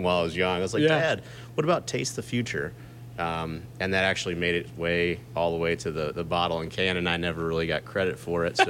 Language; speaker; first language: English; native; English